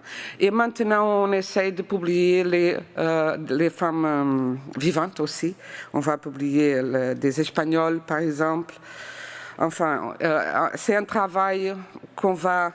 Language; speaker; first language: French; non-native, fluent; Portuguese